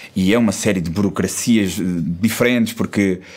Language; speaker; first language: Portuguese; native; Portuguese